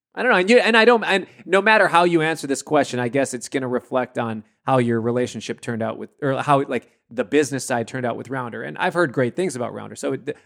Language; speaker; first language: English; native; English